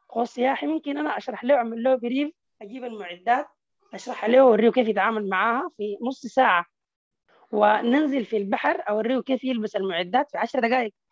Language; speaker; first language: Arabic; native; Arabic